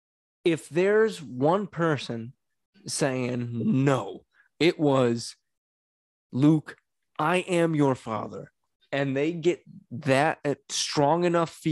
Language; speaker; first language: English; native; English